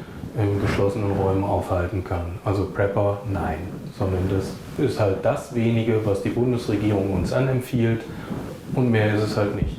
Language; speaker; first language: German; native; German